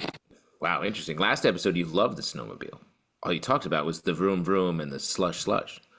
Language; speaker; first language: English; native; English